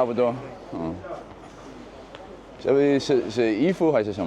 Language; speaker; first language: Chinese; non-native, fluent; English